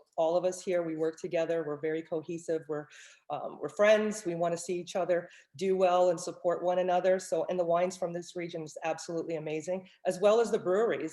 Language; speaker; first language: English; native; English